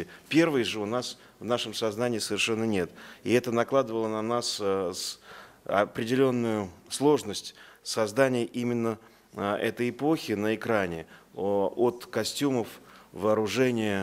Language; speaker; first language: Russian; native; Russian